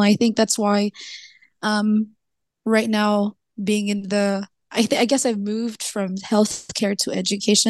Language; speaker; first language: English; non-native, local second language; Cebuano